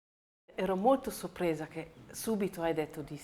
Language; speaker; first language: Italian; non-native, fluent; German